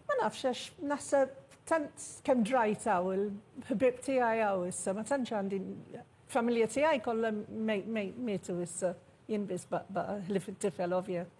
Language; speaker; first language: Maltese; non-native, fluent; English